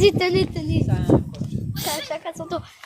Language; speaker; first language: French; early bilingual, other home language; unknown